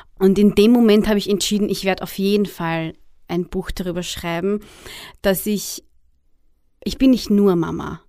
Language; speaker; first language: German; early bilingual, other home language; Arabic